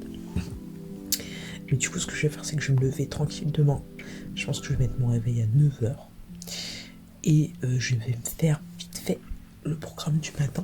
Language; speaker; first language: French; native; French